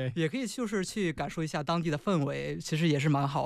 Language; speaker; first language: Chinese; native; Chinese